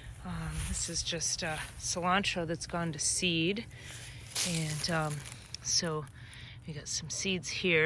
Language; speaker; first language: English; native; English